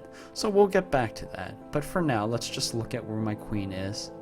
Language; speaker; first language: English; native; English